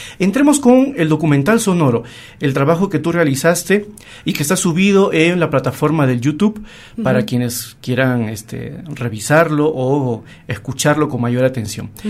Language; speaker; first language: Spanish; native; Spanish